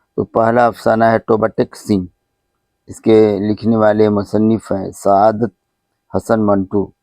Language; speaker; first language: Urdu; native; Urdu